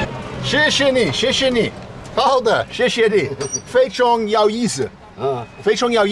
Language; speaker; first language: Chinese; non-native, learner; English